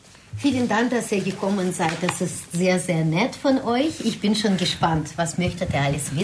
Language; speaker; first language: German; non-native, fluent; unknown